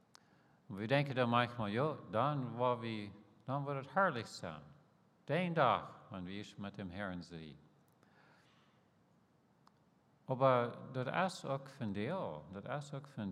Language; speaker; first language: German; early bilingual, heritage; Plautdietsch